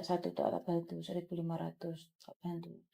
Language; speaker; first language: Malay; non-native, local second language; Javanese